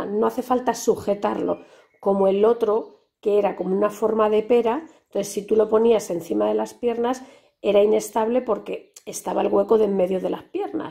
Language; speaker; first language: Spanish; native; Spanish